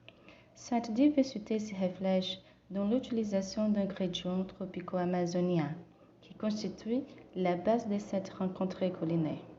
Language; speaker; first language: French; non-native, learner; Portuguese